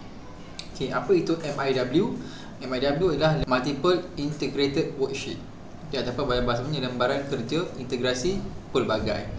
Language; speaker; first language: Malay; native; Malay